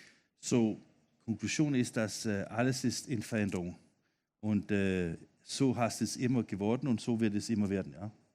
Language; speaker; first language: German; non-native, fluent; Danish